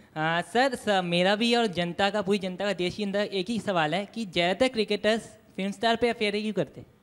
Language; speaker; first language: Hindi; native; Hindi